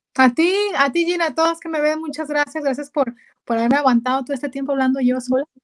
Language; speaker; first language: Spanish; native; Spanish